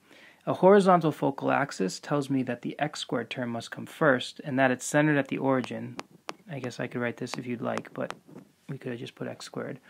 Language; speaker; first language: English; native; English